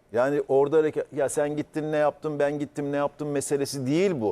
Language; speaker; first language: Turkish; native; Turkish